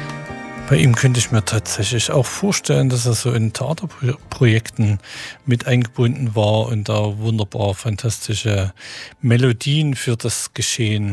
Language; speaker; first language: German; native; German